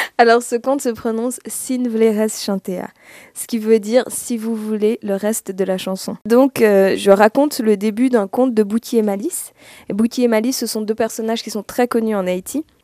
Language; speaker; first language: French; native; French